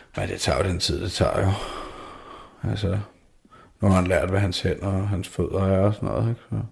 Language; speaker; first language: Danish; native; Danish